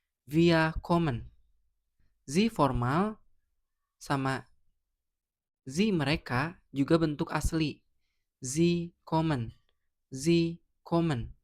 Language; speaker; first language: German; non-native, learner; Indonesian